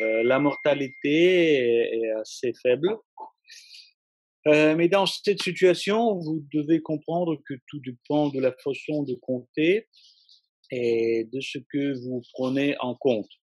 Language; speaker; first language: French; non-native, fluent; Russian